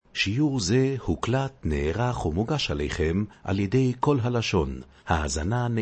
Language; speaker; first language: Hebrew; native; Hebrew